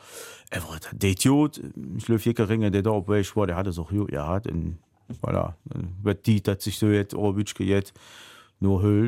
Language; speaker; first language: German; native; German